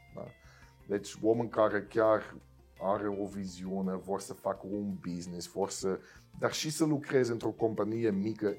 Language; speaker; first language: Romanian; non-native, learner; Dutch